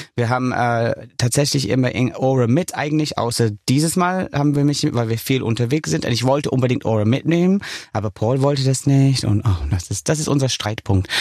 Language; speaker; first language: German; non-native, fluent; English